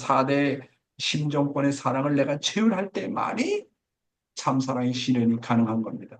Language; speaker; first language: Korean; native; Korean